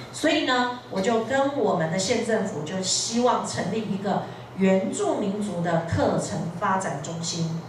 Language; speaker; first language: Chinese; native; Chinese